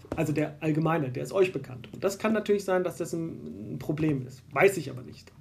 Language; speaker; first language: German; native; German